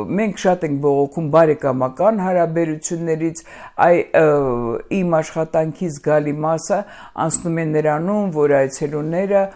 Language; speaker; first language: Armenian; native; Armenian